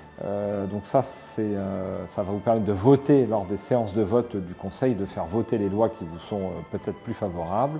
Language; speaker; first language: French; native; French